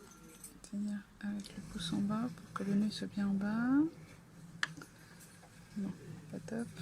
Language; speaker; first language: French; native; French